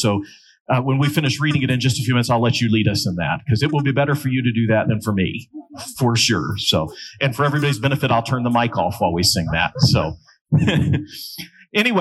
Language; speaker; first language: English; native; English